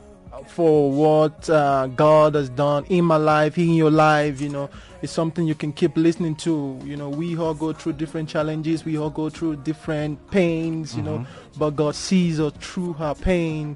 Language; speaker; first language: English; non-native, local second language; Yoruba